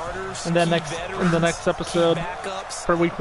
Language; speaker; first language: English; native; English